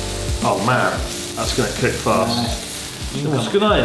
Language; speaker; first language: English; native; English